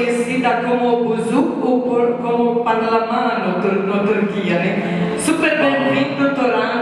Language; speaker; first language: Portuguese; non-native, fluent; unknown